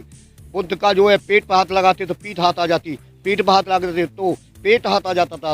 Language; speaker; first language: Hindi; native; Hindi